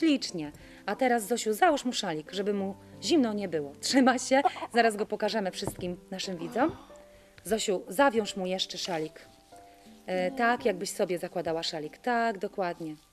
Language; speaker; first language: Polish; native; Polish